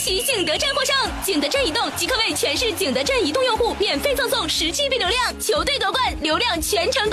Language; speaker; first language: Chinese; native; Chinese